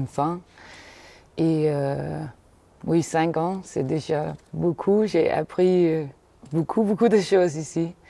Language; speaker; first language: French; non-native, fluent; Danish